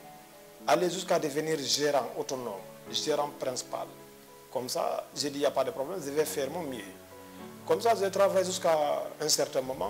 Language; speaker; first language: French; non-native, local second language; Fula